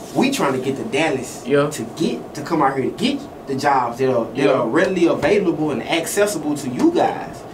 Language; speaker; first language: English; native; English